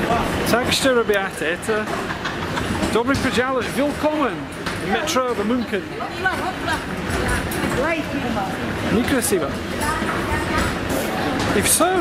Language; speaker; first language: Russian; non-native, learner; English